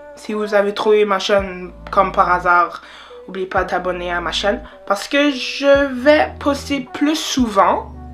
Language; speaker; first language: French; native; French